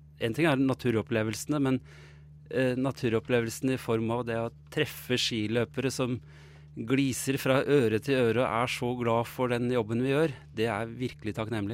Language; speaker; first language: Norwegian; native; Norwegian